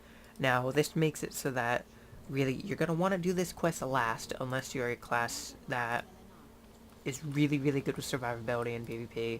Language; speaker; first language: English; native; English